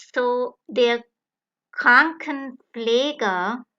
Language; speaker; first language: German; non-native, fluent; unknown